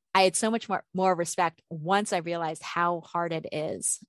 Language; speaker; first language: English; native; English